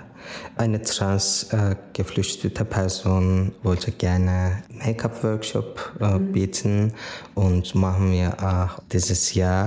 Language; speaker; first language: German; non-native, learner; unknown